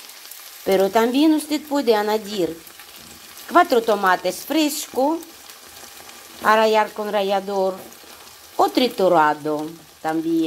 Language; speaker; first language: Spanish; non-native, learner; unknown